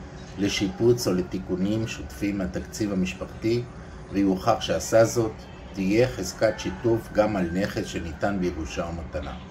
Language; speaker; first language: Hebrew; native; Hebrew